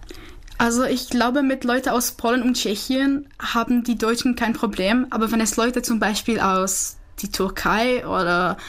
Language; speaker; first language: German; non-native, fluent; Czech